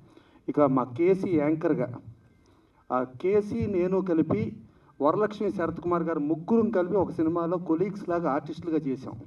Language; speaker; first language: Telugu; native; Telugu